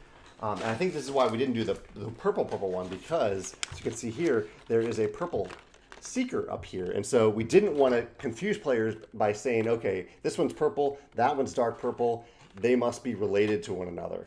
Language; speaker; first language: English; native; English